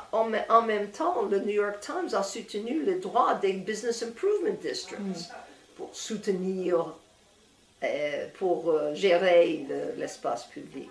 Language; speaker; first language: French; non-native, fluent; English